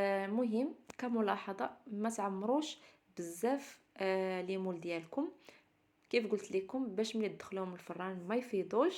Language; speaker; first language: Arabic; native; Arabic